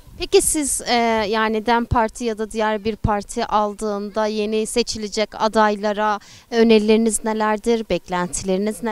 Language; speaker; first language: Turkish; native; Turkish